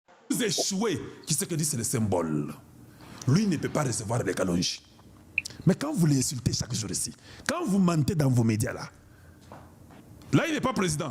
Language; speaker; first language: French; non-native, local second language; Lingala